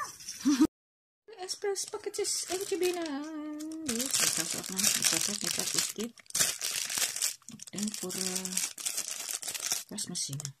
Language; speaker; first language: Dutch; non-native, learner; Indonesian